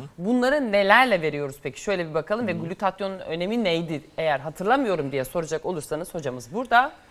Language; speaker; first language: Turkish; native; Turkish